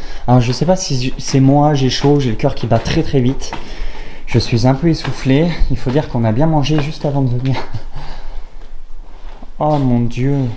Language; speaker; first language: French; native; French